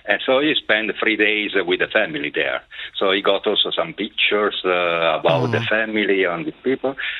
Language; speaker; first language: English; non-native, fluent; Italian